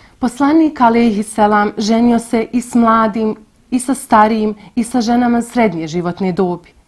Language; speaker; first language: Bosnian; native; Bosnian